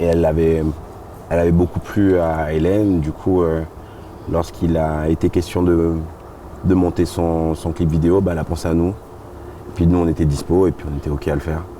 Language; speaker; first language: French; native; French